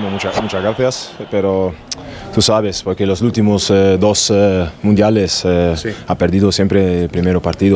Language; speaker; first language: Spanish; non-native, fluent; German